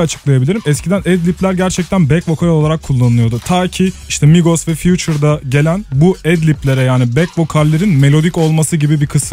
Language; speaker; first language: Turkish; native; Turkish